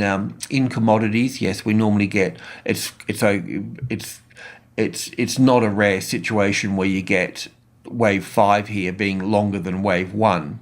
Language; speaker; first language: English; native; English